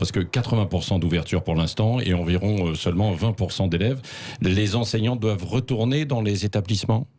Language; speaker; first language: French; native; French